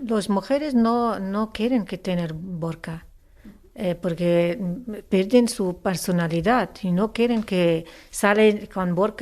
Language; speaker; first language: Spanish; non-native, learner; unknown